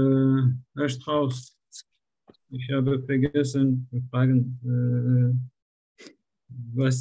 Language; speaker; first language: German; non-native, learner; Turkish